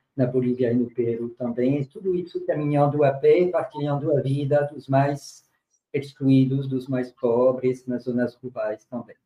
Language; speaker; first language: Portuguese; non-native, fluent; French